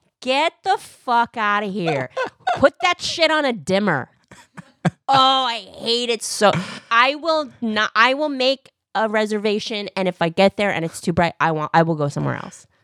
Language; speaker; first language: English; early bilingual, other home language; Korean